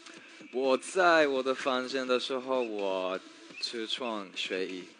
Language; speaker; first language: Chinese; non-native, learner; English